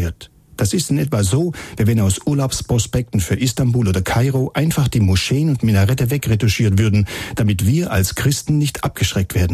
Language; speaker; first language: German; native; German